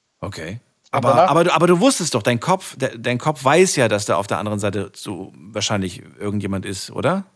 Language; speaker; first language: German; native; German